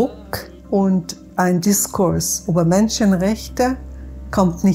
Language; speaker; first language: German; non-native, fluent; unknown